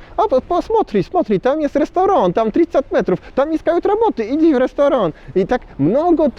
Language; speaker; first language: Russian; non-native, learner; Polish